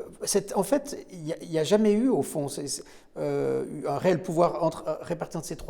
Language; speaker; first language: French; native; French